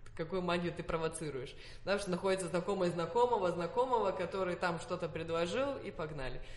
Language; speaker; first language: Russian; non-native, fluent; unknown